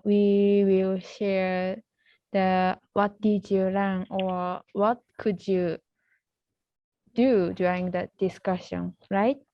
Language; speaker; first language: English; non-native, learner; Japanese